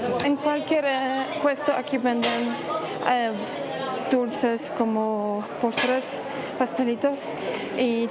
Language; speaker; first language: Spanish; non-native, fluent; Polish